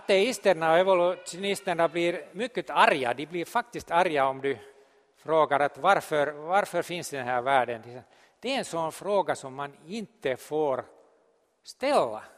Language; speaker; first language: Swedish; non-native, local second language; Finnish